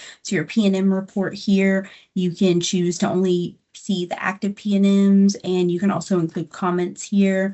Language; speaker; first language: English; native; English